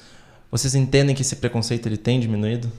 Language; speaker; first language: Portuguese; native; Portuguese